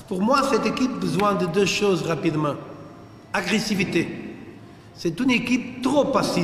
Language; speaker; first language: French; non-native, fluent; Portuguese